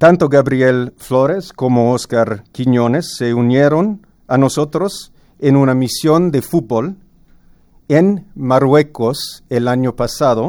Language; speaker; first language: Spanish; non-native, fluent; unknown